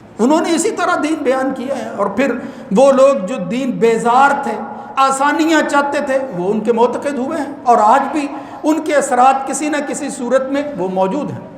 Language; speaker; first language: Urdu; non-native, local second language; Punjabi